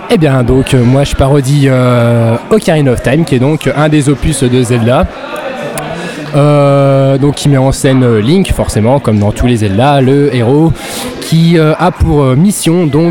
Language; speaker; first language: French; native; French